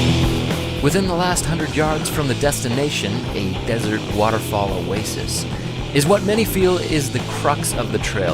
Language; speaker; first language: English; native; English